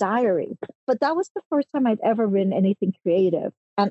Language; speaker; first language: English; early bilingual, other home language; Cantonese